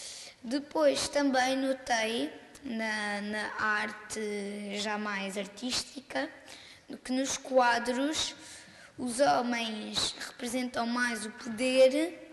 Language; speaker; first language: Portuguese; non-native, local second language; French